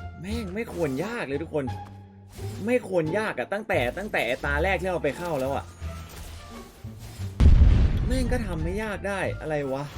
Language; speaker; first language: Thai; native; Thai